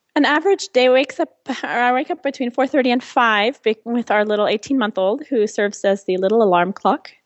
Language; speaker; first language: English; non-native, fluent; French